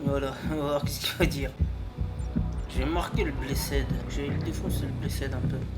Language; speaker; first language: French; native; French